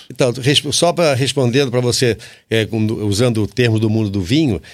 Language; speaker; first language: Portuguese; native; Portuguese